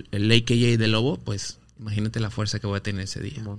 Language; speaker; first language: Spanish; native; Spanish